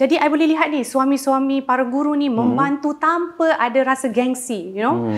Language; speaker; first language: Malay; native; Malay